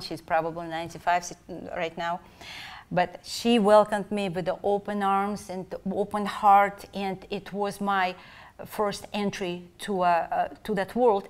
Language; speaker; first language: English; non-native, fluent; Russian